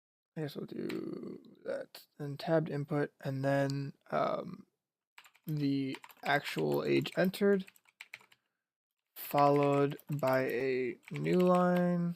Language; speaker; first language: English; native; English